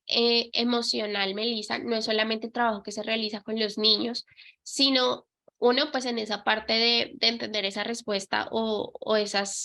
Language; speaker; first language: Spanish; native; Spanish